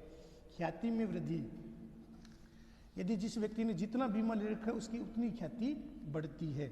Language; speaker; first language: Hindi; native; Hindi